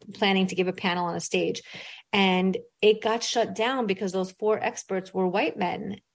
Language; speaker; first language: English; early bilingual, other home language; Russian